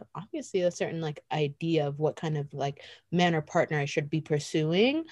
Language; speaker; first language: English; native; English